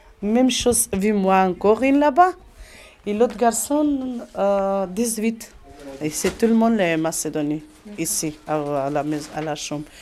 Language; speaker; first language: French; non-native, learner; Macedonian